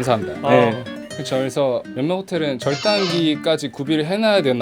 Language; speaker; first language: Korean; native; Korean